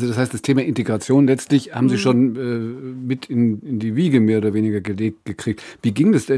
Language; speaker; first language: German; native; German